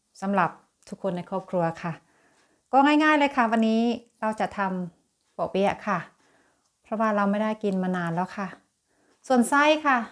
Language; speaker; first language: Thai; native; Thai